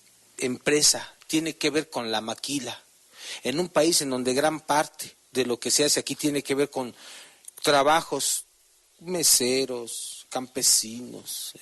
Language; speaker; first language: Spanish; native; Spanish